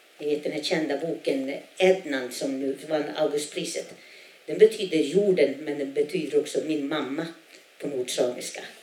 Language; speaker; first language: Swedish; non-native, local second language; Northern Sami